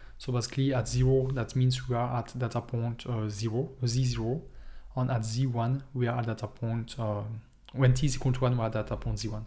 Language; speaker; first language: English; non-native, fluent; French